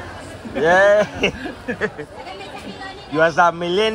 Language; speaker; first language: English; non-native, learner; Spanish